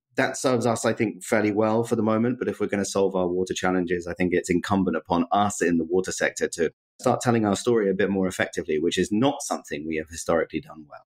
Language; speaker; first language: English; native; English